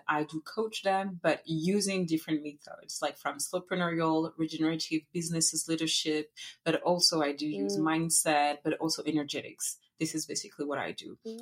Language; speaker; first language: English; non-native, fluent; French